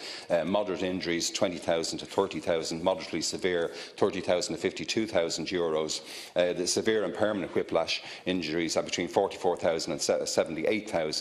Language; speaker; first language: English; native; English